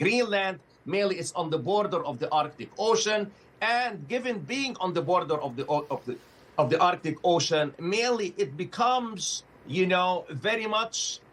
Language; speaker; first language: English; non-native, fluent; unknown